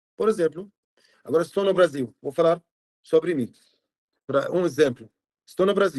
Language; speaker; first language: Portuguese; non-native, fluent; Arabic